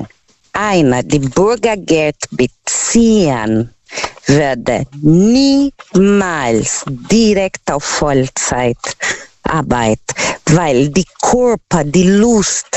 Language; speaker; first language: German; non-native, learner; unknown